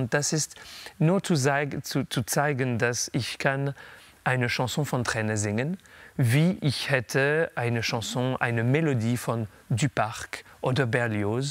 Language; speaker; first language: German; non-native, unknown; French